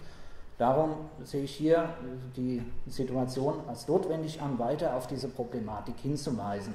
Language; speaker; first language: German; native; German